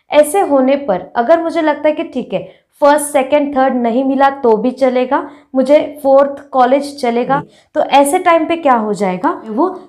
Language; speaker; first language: Hindi; non-native, local second language; Marathi